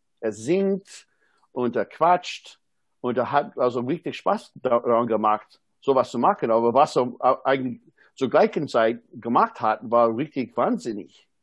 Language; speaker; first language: German; non-native, fluent; English